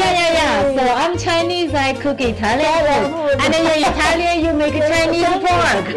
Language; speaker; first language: English; non-native, learner; Chinese